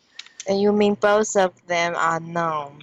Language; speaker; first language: English; non-native, learner; Chinese